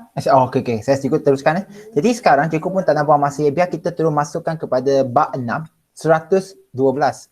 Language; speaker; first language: Malay; non-native, local second language; Chinese